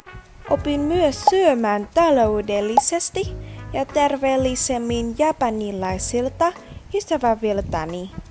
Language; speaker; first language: Finnish; non-native, learner; Vietnamese